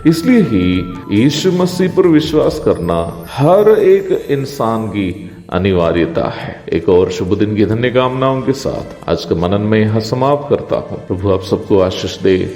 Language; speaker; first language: Hindi; non-native, local second language; Malayalam